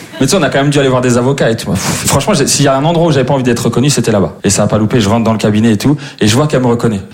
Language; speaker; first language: French; native; French